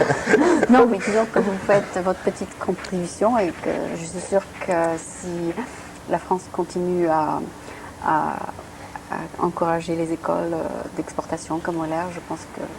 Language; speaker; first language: French; native; French